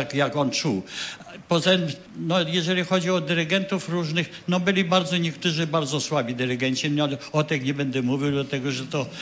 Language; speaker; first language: Polish; native; Polish